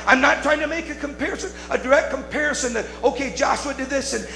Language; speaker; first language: English; native; English